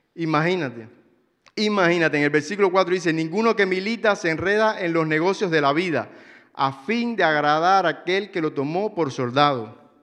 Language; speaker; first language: Spanish; native; Spanish